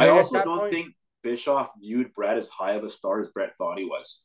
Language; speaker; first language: English; native; English